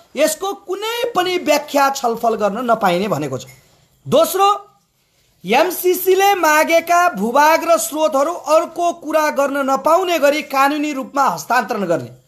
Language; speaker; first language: Nepali; native; Nepali